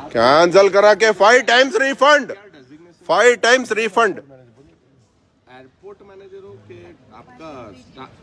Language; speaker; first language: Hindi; non-native, local second language; Kannada